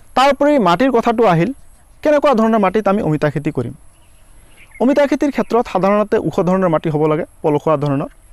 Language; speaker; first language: Assamese; non-native, local second language; Bangla